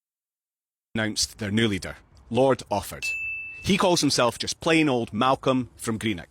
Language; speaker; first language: English; native; English